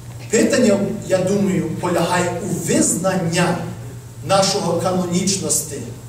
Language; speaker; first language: Ukrainian; early bilingual, heritage; Ukrainian